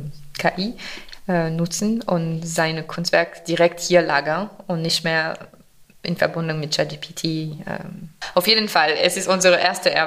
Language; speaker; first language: German; non-native, fluent; French